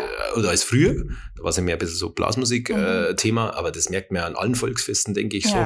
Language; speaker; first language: German; native; German